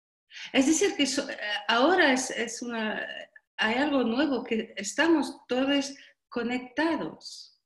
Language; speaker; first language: Spanish; non-native, learner; French